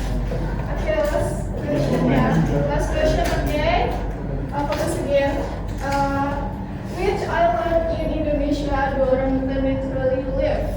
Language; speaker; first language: English; non-native, learner; Indonesian